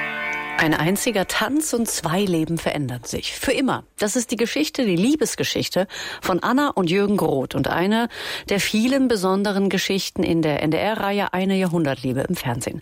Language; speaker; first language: German; native; German